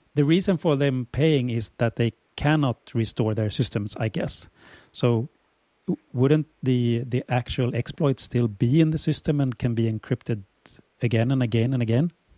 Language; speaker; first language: English; non-native, fluent; Swedish